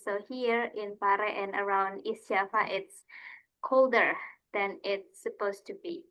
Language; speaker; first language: English; non-native, fluent; Indonesian